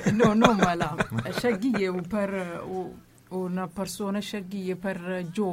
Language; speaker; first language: Italian; non-native, learner; Amharic